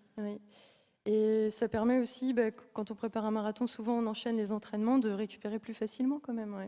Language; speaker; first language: French; native; French